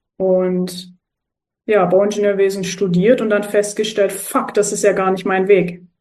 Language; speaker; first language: German; early bilingual, other home language; Turkish